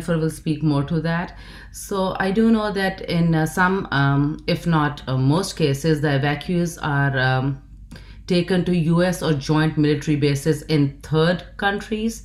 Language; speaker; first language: English; non-native, local second language; Urdu